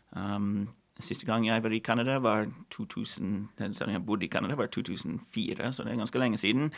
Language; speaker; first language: Norwegian; non-native, fluent; English